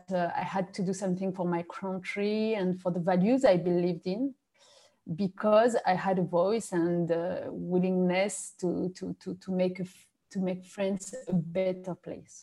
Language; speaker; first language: English; non-native, fluent; French